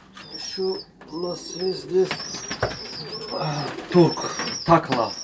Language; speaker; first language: Russian; non-native, local second language; Tajik